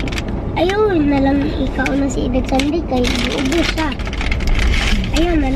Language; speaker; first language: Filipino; non-native, local second language; Cebuano